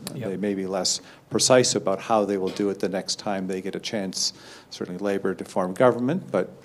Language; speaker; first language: English; native; English